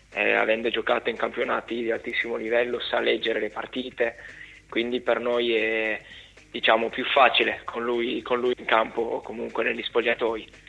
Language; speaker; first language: Italian; native; Italian